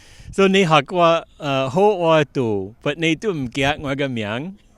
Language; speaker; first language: Cantonese; early bilingual, heritage; Cantonese